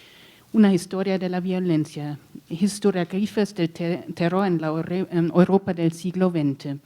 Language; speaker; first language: Spanish; non-native, learner; German